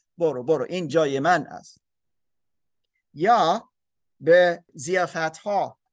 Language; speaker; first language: Persian; non-native, learner; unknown